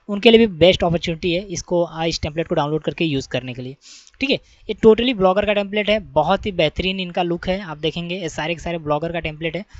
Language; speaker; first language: Hindi; native; Hindi